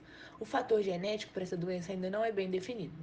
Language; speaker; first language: Portuguese; native; Portuguese